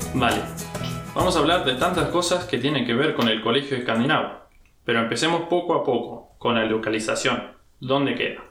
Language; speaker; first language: Spanish; early bilingual, heritage; Spanish